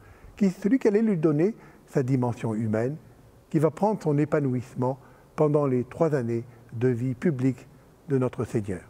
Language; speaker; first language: French; native; French